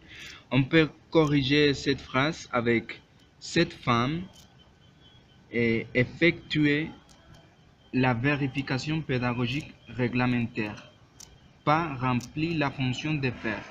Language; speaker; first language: French; non-native, learner; Spanish